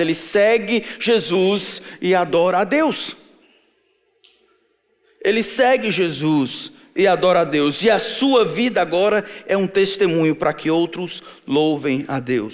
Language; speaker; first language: Portuguese; native; Portuguese